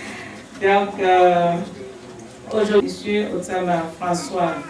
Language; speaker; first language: French; non-native, local second language; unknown